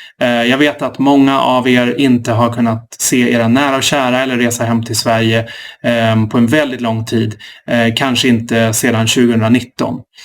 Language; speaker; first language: Swedish; native; Swedish